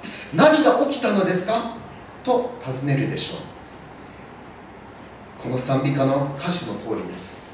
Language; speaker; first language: Japanese; early bilingual, other home language; English